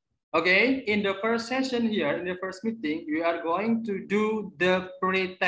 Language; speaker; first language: English; non-native, learner; Indonesian